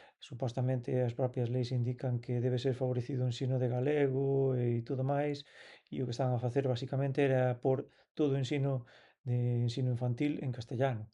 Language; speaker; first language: Galician; non-native, local second language; Spanish